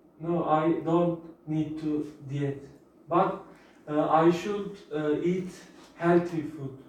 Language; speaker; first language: English; non-native, learner; Turkish